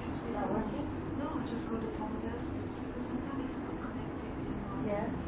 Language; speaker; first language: English; non-native, learner; French